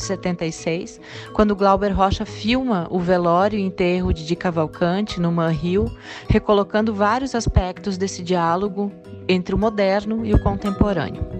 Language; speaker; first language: Portuguese; native; Portuguese